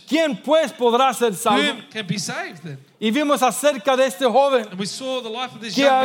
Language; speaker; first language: Spanish; non-native, fluent; English